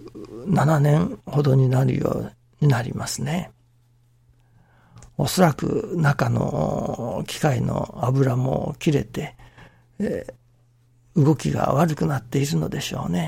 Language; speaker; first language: Japanese; native; Japanese